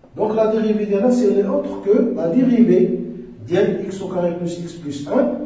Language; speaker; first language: French; non-native, local second language; Arabic